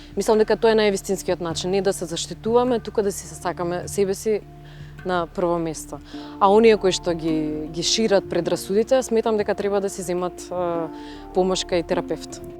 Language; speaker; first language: Macedonian; early bilingual, other home language; Russian